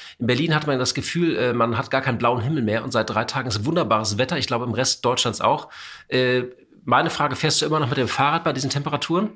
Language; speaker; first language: German; native; German